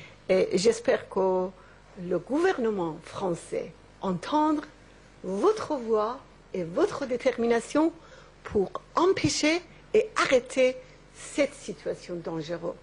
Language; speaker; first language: French; non-native, learner; Persian